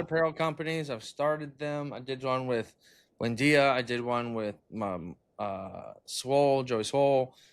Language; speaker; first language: English; native; English